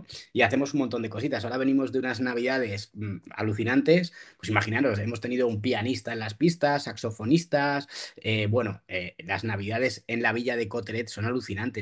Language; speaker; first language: Spanish; native; Spanish